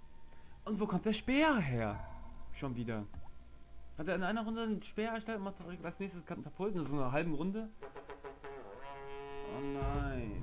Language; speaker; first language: German; native; German